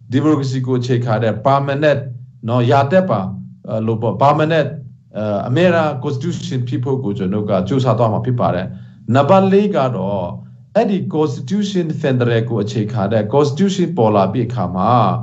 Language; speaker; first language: Burmese; non-native, local second language; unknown